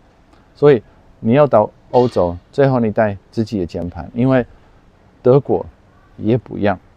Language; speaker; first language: Chinese; non-native, fluent; Dutch